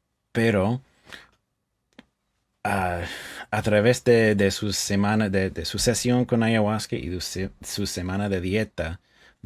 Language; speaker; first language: Spanish; non-native, fluent; English